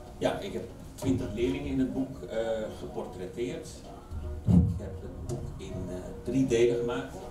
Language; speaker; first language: Dutch; native; Dutch